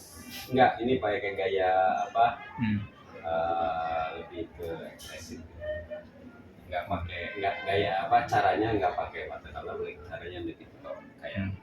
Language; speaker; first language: Indonesian; non-native, local second language; Sundanese